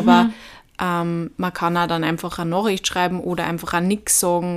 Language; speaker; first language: German; native; German